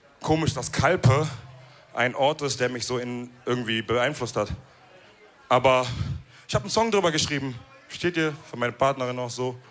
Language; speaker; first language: German; early bilingual, other home language; Wolof